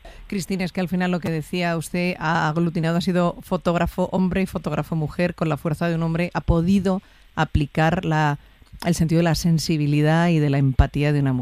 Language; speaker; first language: Spanish; native; Spanish